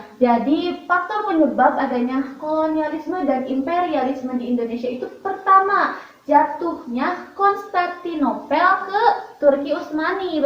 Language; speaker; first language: Indonesian; native; Indonesian